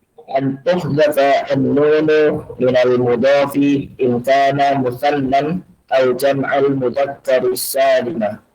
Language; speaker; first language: Arabic; non-native, learner; Indonesian